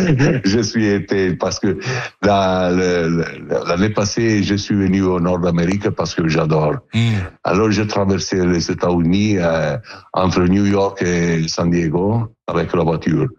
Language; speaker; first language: French; non-native, learner; Italian